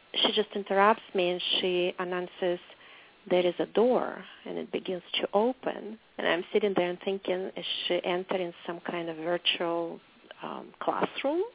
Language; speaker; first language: English; non-native, fluent; Russian